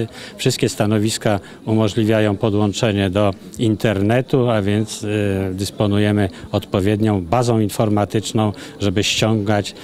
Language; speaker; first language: Polish; native; Polish